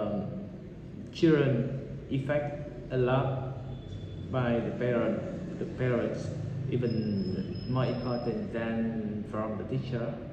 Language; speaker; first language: English; non-native, learner; Vietnamese